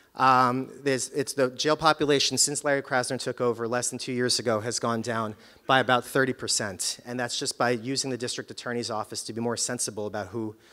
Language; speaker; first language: English; native; English